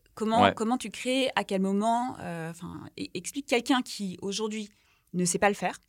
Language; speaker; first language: French; native; French